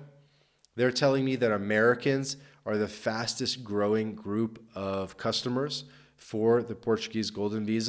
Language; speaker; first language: English; native; English